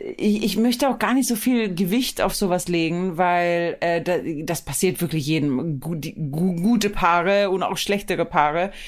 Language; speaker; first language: German; non-native, fluent; Swedish